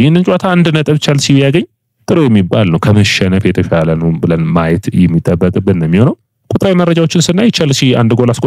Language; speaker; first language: Amharic; native; Amharic